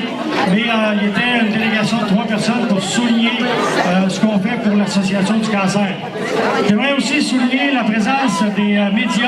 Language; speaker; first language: French; native; French